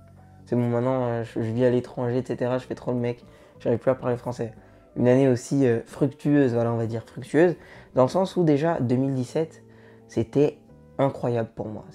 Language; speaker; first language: French; native; French